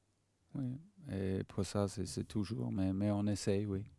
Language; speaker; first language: French; non-native, fluent; German